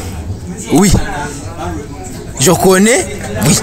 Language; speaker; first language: French; non-native, learner; Rundi